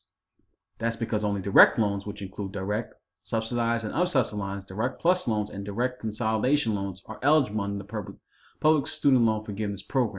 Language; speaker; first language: English; native; English